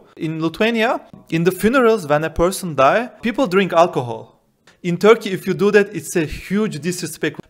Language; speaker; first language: English; non-native, fluent; Turkish